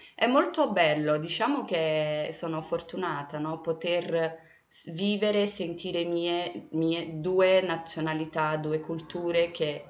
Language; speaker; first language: Italian; early bilingual, other home language; Portuguese